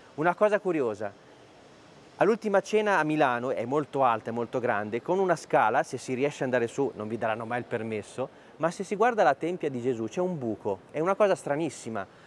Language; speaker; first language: Italian; native; Italian